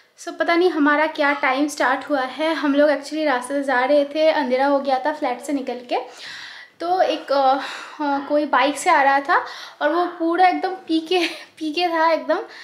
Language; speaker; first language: Hindi; non-native, local second language; Bangla